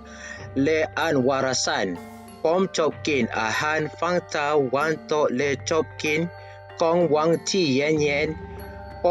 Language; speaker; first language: Thai; non-native, learner; Malay